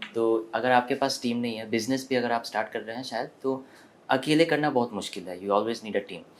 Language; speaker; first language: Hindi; early bilingual, other home language; Korean